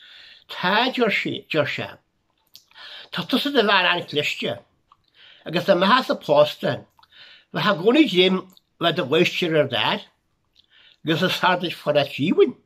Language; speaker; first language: Irish; native; Irish